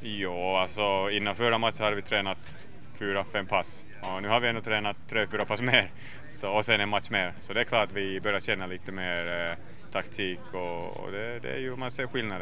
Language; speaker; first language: Swedish; non-native, local second language; Finnish